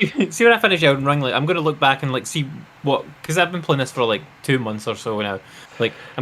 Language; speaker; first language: English; native; English